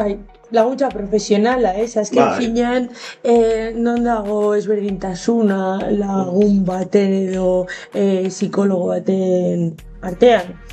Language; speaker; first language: Basque; non-native, fluent; Spanish